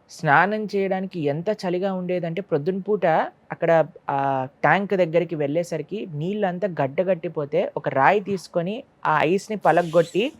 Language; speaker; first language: Telugu; native; Telugu